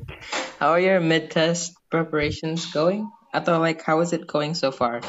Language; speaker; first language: English; non-native, fluent; Indonesian